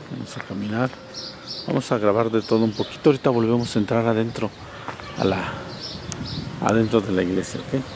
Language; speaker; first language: Spanish; native; Spanish